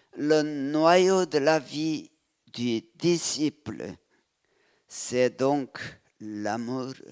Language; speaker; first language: French; non-native, fluent; Korean